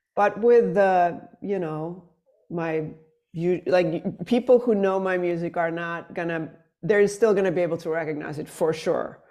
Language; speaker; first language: English; non-native, fluent; Swedish